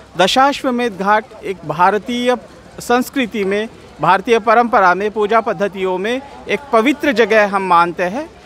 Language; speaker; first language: Hindi; non-native, local second language; Marathi